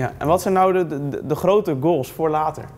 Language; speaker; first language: Dutch; native; Dutch